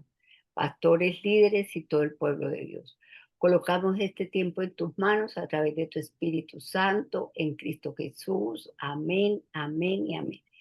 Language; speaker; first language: Spanish; native; Spanish